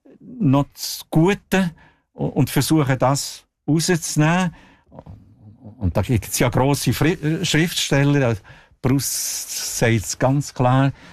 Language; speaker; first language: German; non-native, local second language; Italian